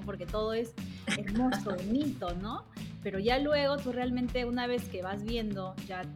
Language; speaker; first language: Spanish; native; Spanish